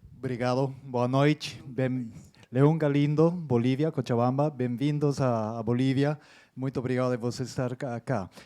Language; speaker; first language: Portuguese; non-native, learner; Spanish